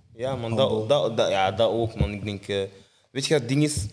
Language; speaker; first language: Dutch; native; Dutch